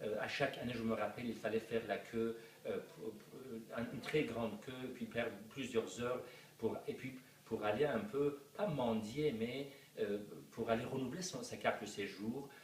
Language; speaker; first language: French; non-native, fluent; Persian